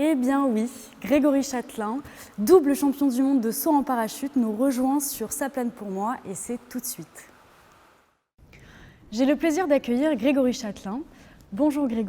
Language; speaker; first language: French; native; French